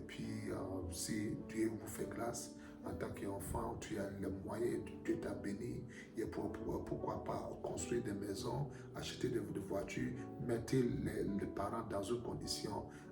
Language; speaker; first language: French; non-native, fluent; Akan